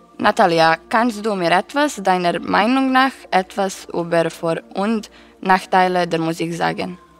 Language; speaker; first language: German; non-native, learner; Serbian